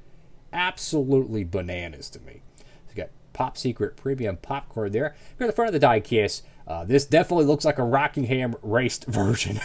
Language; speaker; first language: English; native; English